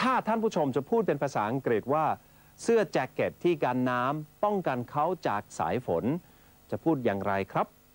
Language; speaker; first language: Thai; non-native, fluent; English